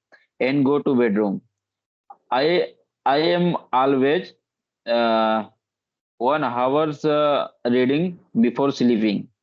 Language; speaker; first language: English; non-native, learner; Hindi